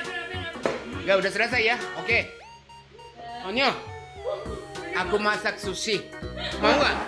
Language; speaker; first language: Indonesian; non-native, fluent; Japanese